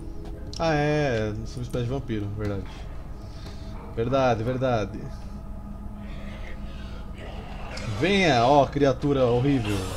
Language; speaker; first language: Portuguese; native; Portuguese